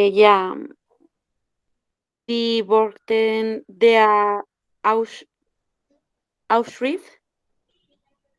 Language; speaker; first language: German; non-native, learner; Spanish